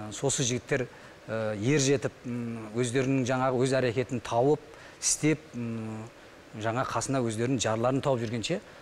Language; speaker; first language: Kazakh; native; Kazakh